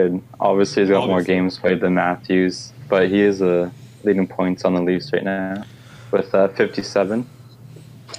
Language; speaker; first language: English; native; English